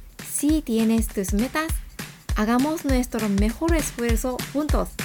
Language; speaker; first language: Spanish; non-native, fluent; Japanese